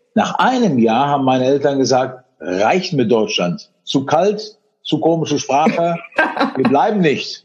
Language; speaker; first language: German; early bilingual, other home language; Spanish